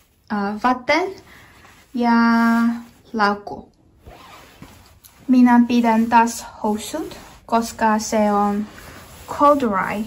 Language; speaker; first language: Finnish; non-native, learner; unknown